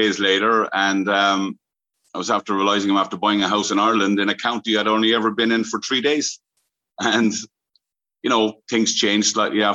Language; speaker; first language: English; native; English